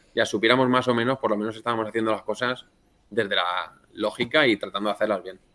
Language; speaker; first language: Spanish; native; Spanish